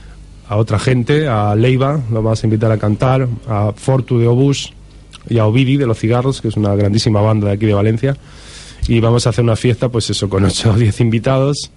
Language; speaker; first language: Spanish; native; Spanish